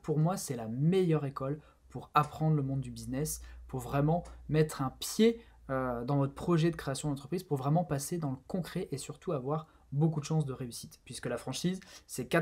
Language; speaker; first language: French; native; French